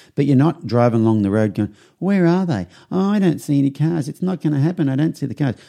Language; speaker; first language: English; native; English